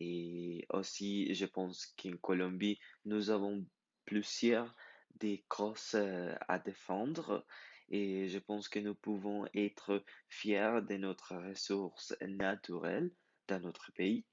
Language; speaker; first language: French; non-native, learner; Spanish